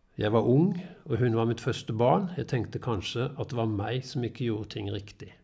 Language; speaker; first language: Norwegian; native; Norwegian